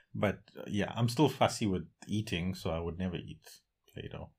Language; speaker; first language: English; native; English